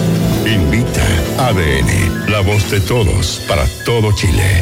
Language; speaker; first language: Spanish; native; Spanish